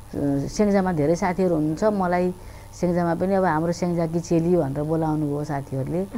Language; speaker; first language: Nepali; native; Nepali